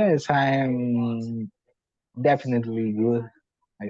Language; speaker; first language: English; non-native, learner; Spanish